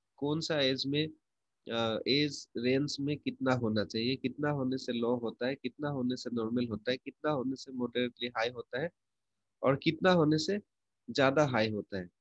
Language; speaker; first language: Hindi; non-native, local second language; Assamese